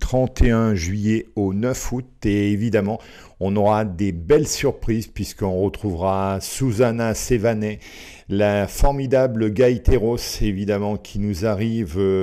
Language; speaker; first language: French; native; French